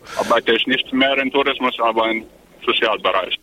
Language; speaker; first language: German; non-native, learner; Arabic